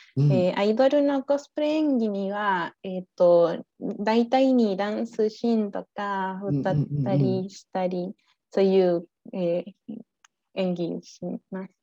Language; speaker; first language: Japanese; non-native, learner; Spanish